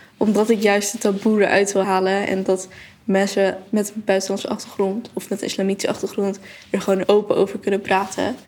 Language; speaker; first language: Dutch; native; Dutch